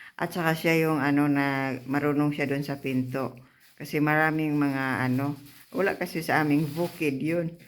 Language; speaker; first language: Filipino; non-native, local second language; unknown